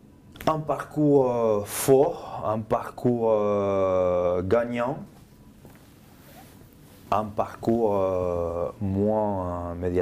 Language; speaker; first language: French; non-native, fluent; Spanish